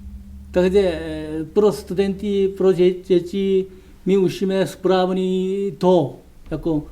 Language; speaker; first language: Czech; non-native, learner; Korean